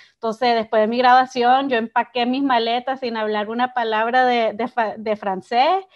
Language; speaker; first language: Spanish; early bilingual, heritage; Spanish